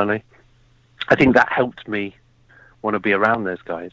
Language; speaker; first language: English; native; English